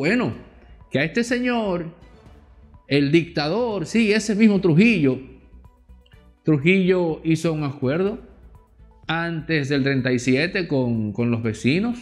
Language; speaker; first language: Spanish; native; Spanish